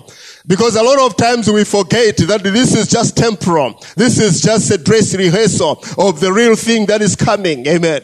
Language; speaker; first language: English; non-native, local second language; Nyanja